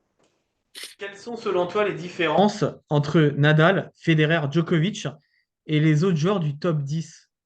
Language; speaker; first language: French; native; French